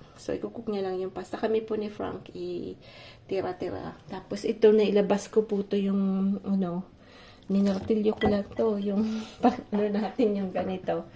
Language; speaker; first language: Filipino; non-native, local second language; Bikol